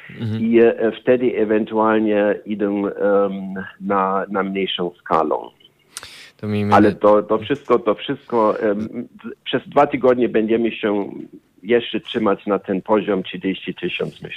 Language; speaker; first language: Polish; non-native, learner; German